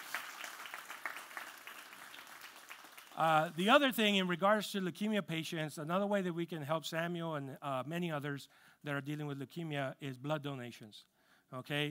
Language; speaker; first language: English; early bilingual, other home language; Spanish